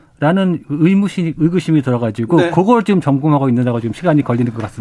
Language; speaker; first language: Korean; native; Korean